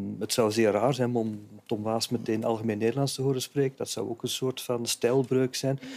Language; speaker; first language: Dutch; native; Dutch